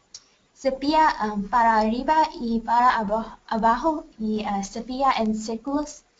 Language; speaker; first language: Spanish; non-native, learner; English